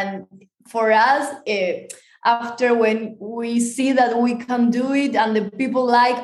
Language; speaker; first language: English; non-native, fluent; Spanish